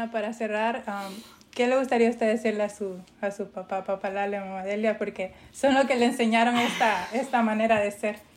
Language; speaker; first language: Spanish; early bilingual, heritage; Spanish